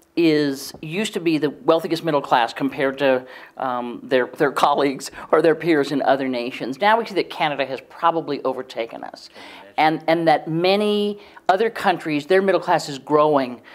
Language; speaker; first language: English; native; English